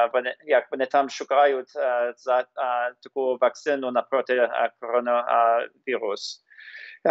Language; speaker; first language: Ukrainian; early bilingual, heritage; English